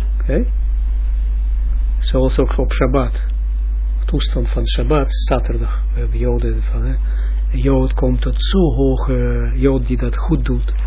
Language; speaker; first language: Dutch; non-native, fluent; Russian